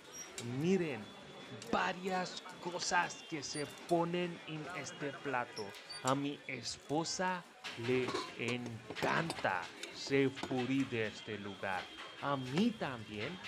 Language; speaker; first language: Spanish; non-native, fluent; Hindi